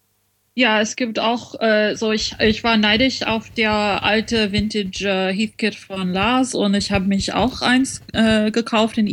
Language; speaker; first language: German; non-native, learner; French